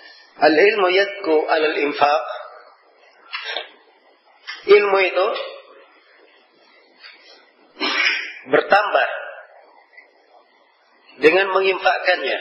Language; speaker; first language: Indonesian; native; Indonesian